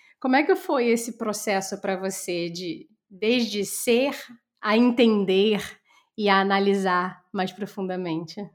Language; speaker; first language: Portuguese; native; Portuguese